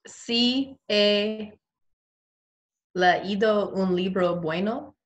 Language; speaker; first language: Spanish; non-native, learner; English